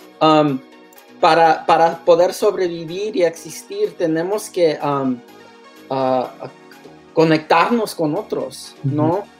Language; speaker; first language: Spanish; non-native, learner; English